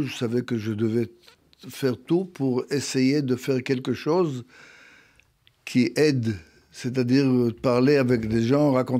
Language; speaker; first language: French; non-native, fluent; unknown